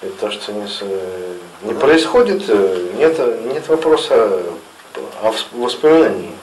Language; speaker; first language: Russian; native; Russian